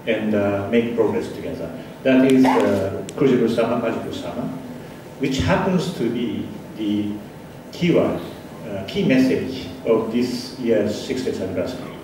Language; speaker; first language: English; non-native, fluent; Japanese